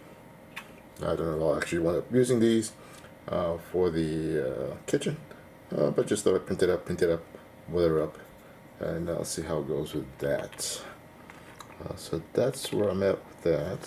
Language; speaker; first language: English; native; English